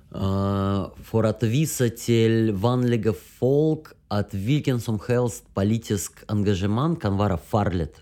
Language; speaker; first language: Swedish; non-native, fluent; Russian